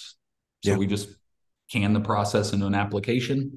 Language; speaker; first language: English; native; English